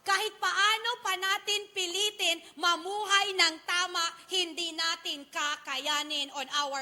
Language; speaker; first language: Filipino; non-native, local second language; Chavacano